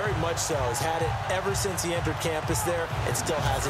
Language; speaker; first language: English; native; English